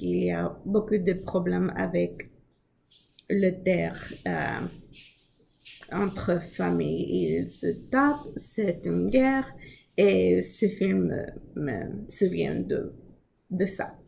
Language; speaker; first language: French; non-native, learner; English